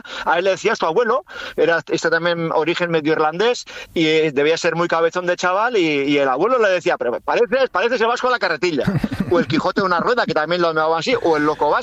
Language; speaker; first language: Spanish; native; Spanish